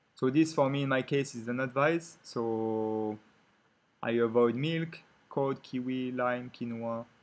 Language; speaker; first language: English; non-native, fluent; French